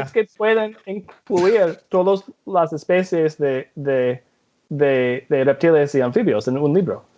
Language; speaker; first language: Spanish; non-native, fluent; English